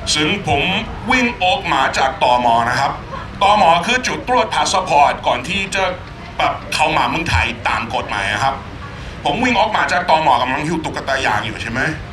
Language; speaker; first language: Thai; non-native, fluent; English